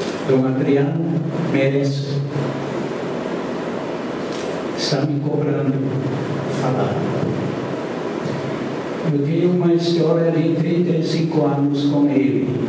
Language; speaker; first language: Portuguese; non-native, fluent; German